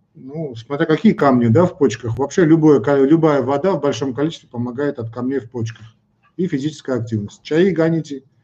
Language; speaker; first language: Russian; non-native, local second language; Armenian